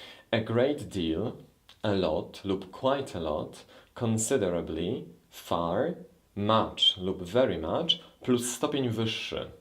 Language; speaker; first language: English; non-native, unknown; Polish